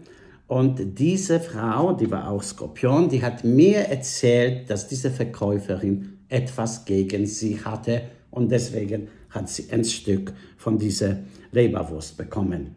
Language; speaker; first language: German; non-native, fluent; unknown